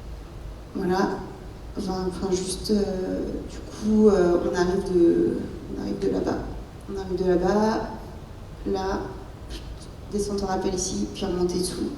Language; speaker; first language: French; native; French